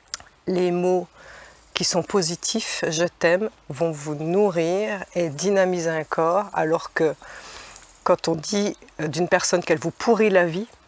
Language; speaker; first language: French; native; French